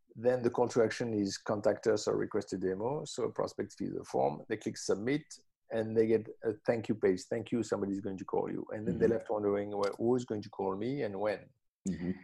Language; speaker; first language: English; non-native, fluent; French